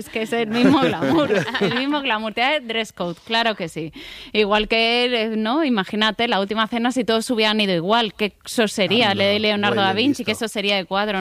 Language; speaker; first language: Spanish; native; Spanish